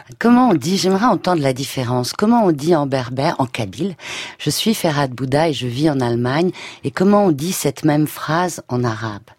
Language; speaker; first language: French; native; French